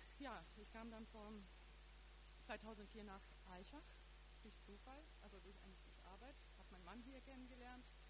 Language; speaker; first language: German; non-native, fluent; Croatian